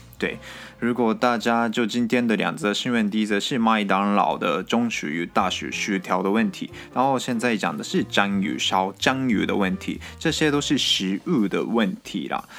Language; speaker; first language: Chinese; non-native, fluent; Japanese